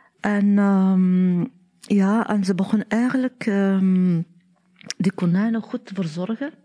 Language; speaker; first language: Dutch; non-native, learner; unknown